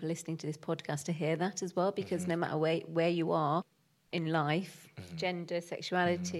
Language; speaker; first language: English; native; English